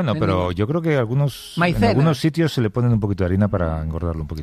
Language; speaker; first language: Spanish; native; Spanish